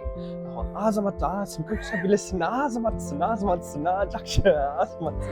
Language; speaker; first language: Kyrgyz; non-native, learner; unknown